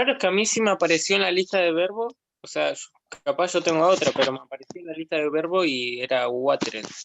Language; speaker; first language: Spanish; native; Spanish